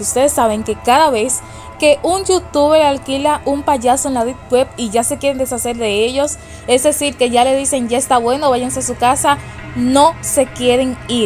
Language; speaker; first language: Spanish; native; Spanish